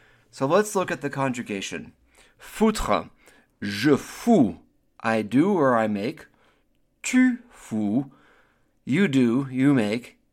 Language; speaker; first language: English; native; English